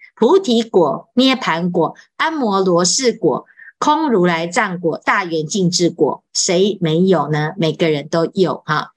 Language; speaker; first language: Chinese; native; Chinese